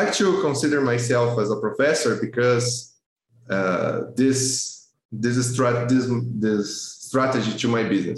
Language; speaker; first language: English; non-native, fluent; Portuguese